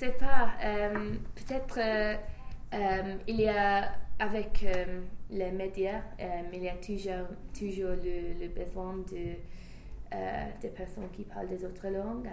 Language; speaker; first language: French; non-native, fluent; English